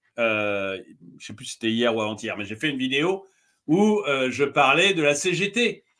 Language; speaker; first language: French; native; French